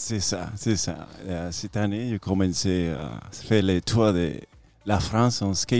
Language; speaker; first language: French; non-native, fluent; Spanish